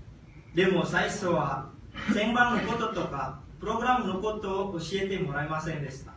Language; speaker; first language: Japanese; non-native, learner; Indonesian